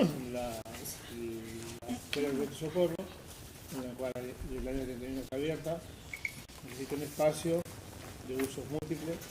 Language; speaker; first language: Spanish; native; Spanish